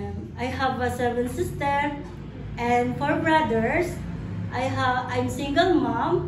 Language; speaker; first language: English; non-native, learner; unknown